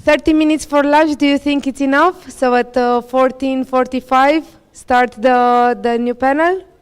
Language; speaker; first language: English; non-native, fluent; Romanian